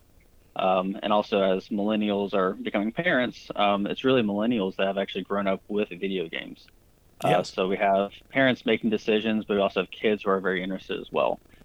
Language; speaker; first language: English; native; English